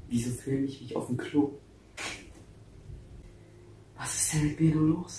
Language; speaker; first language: German; native; German